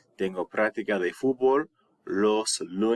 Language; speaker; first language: Spanish; non-native, fluent; English